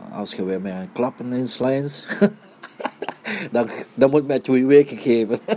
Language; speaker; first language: Dutch; early bilingual, other home language; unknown